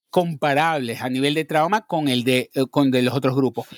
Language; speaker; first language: Spanish; native; Spanish